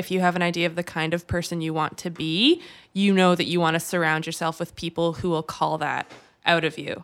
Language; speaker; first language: English; native; English